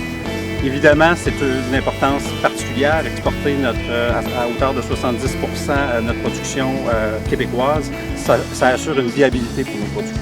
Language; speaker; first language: French; native; French